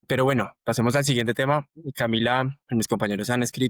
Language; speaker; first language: Spanish; native; Spanish